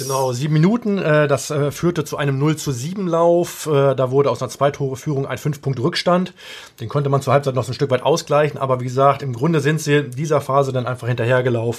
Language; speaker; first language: German; native; German